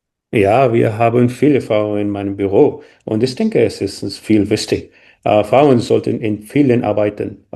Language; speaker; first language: German; non-native, learner; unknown